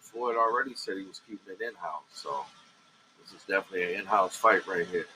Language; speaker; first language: English; native; English